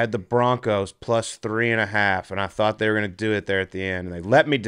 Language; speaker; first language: English; native; English